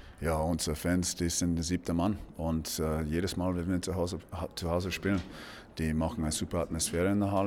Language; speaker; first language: German; non-native, fluent; English